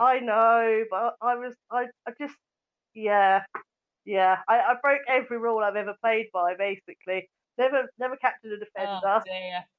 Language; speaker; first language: English; native; English